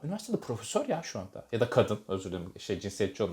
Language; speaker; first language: Turkish; native; Turkish